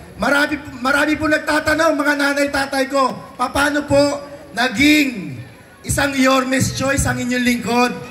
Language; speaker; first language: Filipino; native; Filipino